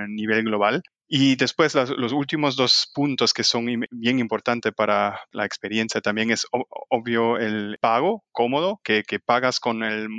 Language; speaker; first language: Spanish; non-native, fluent; German